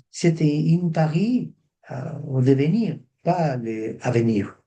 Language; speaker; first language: French; non-native, fluent; Spanish